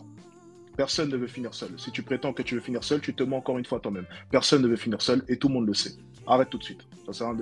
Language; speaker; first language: French; native; French